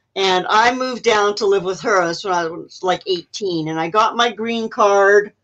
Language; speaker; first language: English; native; English